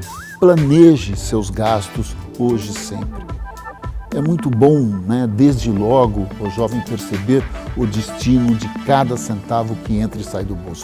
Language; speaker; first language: Portuguese; native; Portuguese